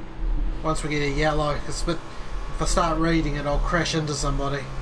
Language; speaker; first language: English; native; English